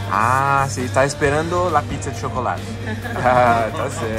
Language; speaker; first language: Spanish; non-native, learner; Portuguese